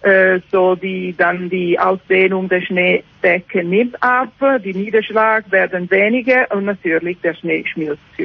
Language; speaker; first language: German; non-native, learner; Italian